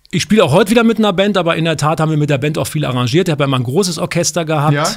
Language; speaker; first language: German; native; German